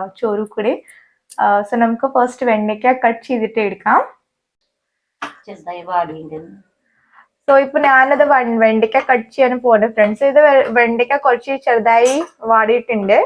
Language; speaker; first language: Malayalam; non-native, learner; Hindi